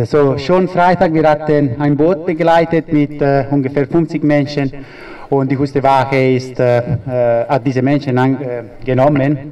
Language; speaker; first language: German; non-native, fluent; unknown